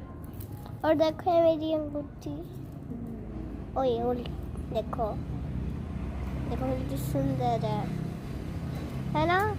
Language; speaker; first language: Hindi; native; Hindi